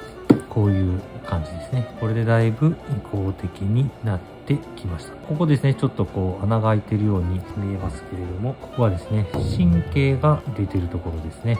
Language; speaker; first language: Japanese; native; Japanese